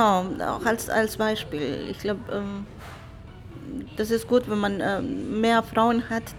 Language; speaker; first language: German; non-native, fluent; Spanish